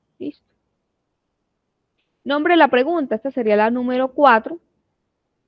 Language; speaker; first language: Spanish; native; Spanish